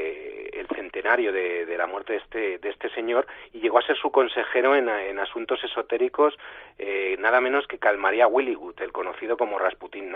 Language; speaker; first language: Spanish; native; Spanish